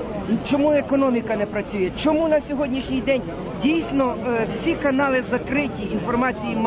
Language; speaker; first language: Ukrainian; native; Ukrainian